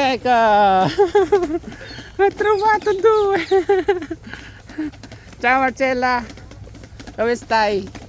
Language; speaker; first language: Italian; non-native, learner; Filipino